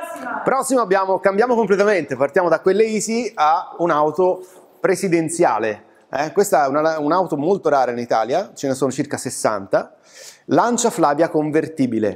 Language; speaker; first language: Italian; native; Italian